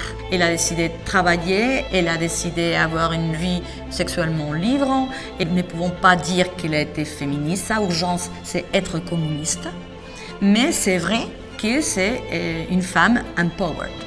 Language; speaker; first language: French; non-native, fluent; Spanish